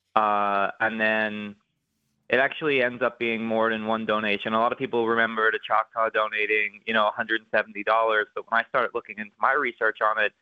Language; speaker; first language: English; native; English